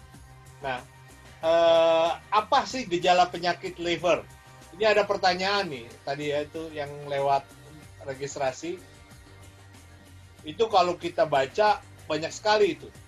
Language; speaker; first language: Indonesian; native; Indonesian